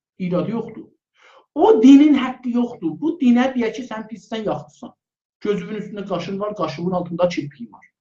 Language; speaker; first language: Azerbaijani; native; Azerbaijani